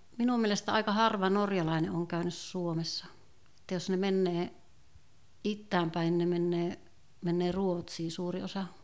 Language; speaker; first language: Finnish; native; Finnish